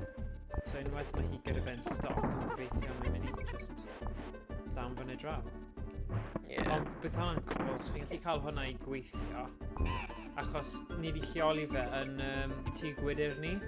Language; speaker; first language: Welsh; native; Welsh